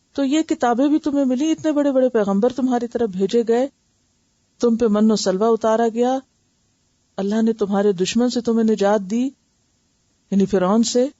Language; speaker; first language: Urdu; native; Urdu